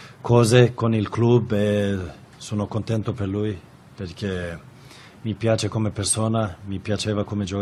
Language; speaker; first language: Italian; non-native, fluent; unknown